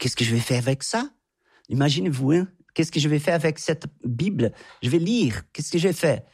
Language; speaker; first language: French; non-native, fluent; Portuguese